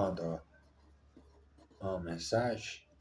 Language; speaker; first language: French; non-native, learner; Portuguese